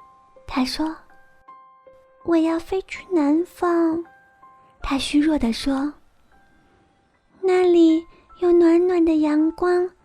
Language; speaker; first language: Chinese; native; Chinese